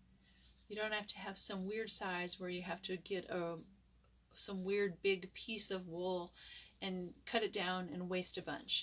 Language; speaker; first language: English; native; English